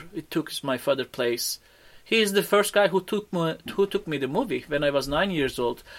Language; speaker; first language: English; non-native, fluent; Turkish